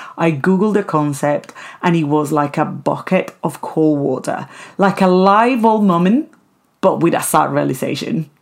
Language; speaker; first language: English; non-native, fluent; Spanish